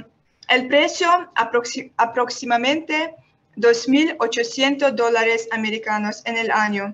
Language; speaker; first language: Spanish; non-native, learner; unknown